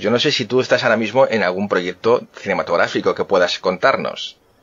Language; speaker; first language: Spanish; native; Spanish